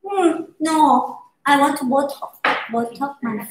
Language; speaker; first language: English; non-native, learner; Thai